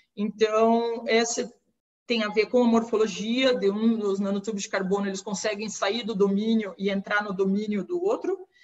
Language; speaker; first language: Portuguese; native; Portuguese